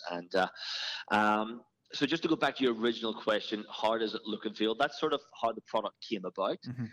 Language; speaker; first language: English; native; English